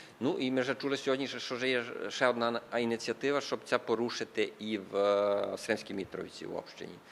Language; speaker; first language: Ukrainian; early bilingual, heritage; Ukrainian